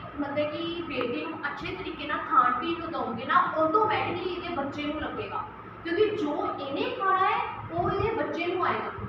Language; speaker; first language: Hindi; non-native, local second language; Punjabi